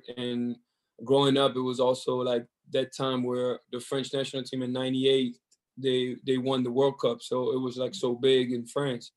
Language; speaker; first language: English; non-native, fluent; French